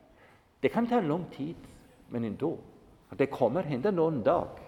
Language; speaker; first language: Swedish; non-native, fluent; German